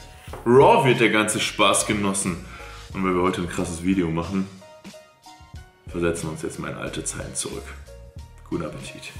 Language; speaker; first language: German; native; German